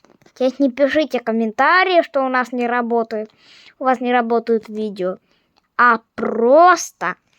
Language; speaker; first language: Russian; non-native, fluent; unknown